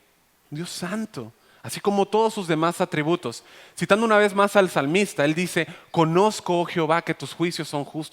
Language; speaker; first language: Spanish; native; Spanish